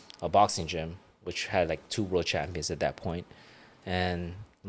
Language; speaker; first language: English; early bilingual, other home language; Iloko